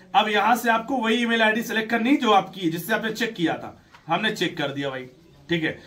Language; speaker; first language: Hindi; native; Hindi